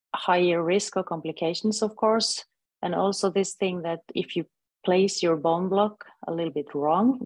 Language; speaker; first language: English; non-native, fluent; Norwegian